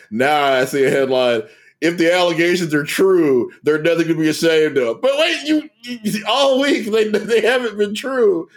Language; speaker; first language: English; native; English